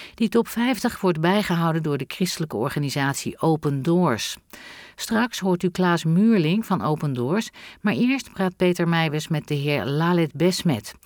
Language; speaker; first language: Dutch; native; Dutch